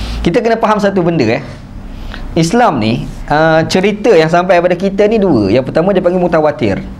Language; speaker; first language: Malay; native; Malay